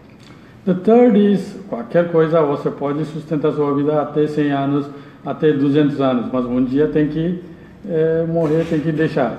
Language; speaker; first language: Portuguese; non-native, learner; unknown